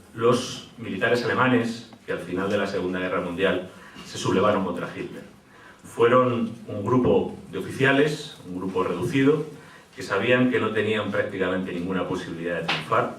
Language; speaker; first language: Spanish; native; Spanish